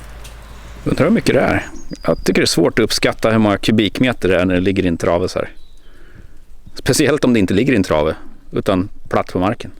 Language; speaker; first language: Swedish; native; Swedish